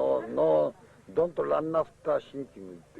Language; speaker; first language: English; non-native, learner; Japanese